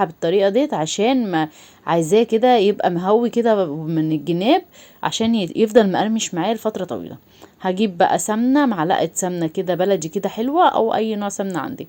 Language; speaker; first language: Arabic; native; Arabic